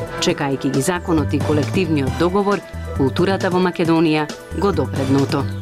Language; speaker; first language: Macedonian; native; Macedonian